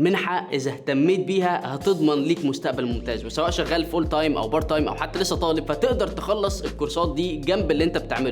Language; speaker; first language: Arabic; native; Arabic